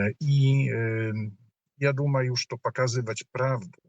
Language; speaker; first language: Polish; non-native, learner; Russian